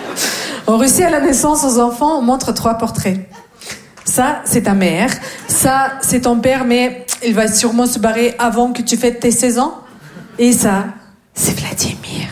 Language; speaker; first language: French; non-native, fluent; Russian